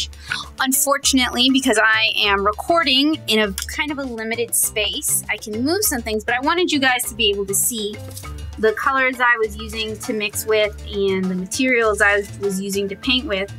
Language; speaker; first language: English; native; English